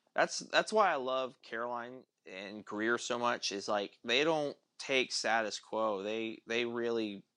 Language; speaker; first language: English; native; English